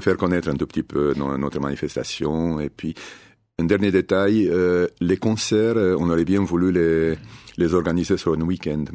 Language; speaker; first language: French; non-native, fluent; Romanian